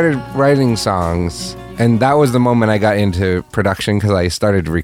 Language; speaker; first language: English; native; English